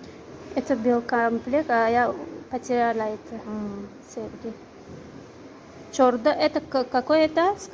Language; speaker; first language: Russian; non-native, learner; Tajik